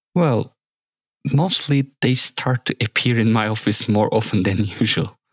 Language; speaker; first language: English; non-native, fluent; Turkish